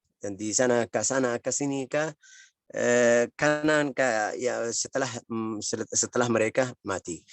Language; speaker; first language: Indonesian; non-native, learner; Arabic